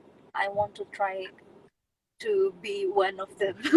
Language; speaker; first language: English; non-native, fluent; Indonesian